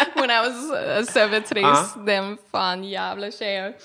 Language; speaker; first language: Swedish; non-native, learner; English